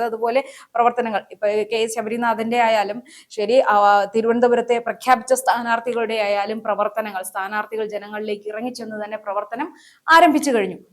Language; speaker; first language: Malayalam; native; Malayalam